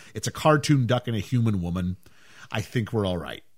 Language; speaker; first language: English; native; English